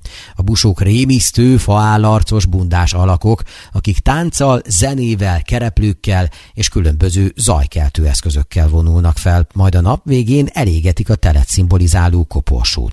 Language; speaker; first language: Hungarian; native; Hungarian